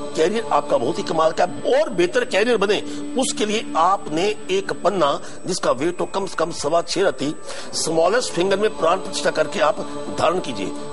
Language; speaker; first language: Hindi; native; Hindi